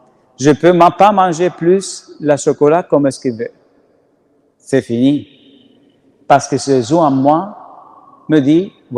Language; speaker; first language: French; non-native, learner; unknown